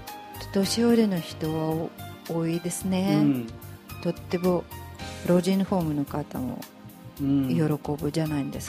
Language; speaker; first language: Japanese; non-native, fluent; Russian